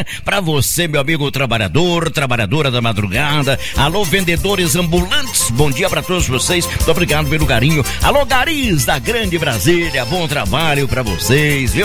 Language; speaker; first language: Portuguese; native; Portuguese